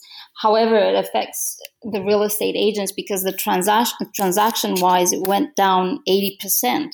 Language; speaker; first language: English; non-native, fluent; Romanian